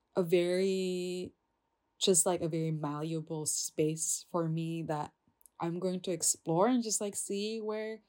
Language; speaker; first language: English; non-native, fluent; Indonesian